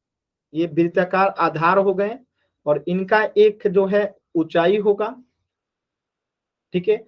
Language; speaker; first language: Hindi; native; Hindi